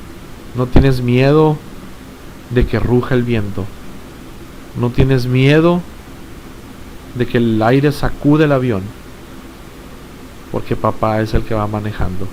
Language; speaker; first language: Spanish; native; Spanish